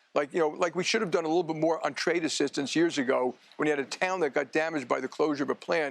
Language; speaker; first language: English; native; English